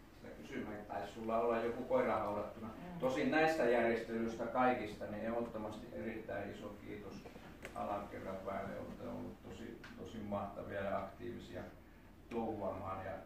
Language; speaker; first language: Finnish; native; Finnish